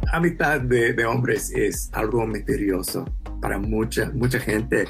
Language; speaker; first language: Spanish; early bilingual, heritage; English